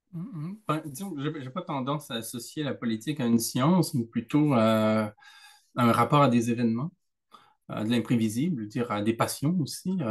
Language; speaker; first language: French; native; French